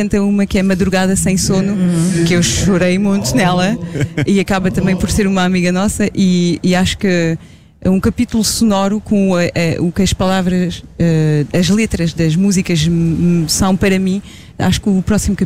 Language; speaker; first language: Portuguese; non-native, fluent; French